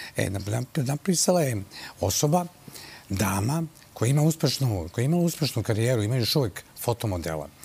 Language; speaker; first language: Serbian; native; Serbian